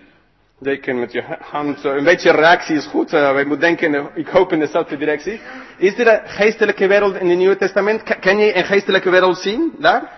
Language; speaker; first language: Dutch; non-native, fluent; English